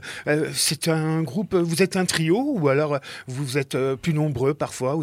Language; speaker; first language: French; native; French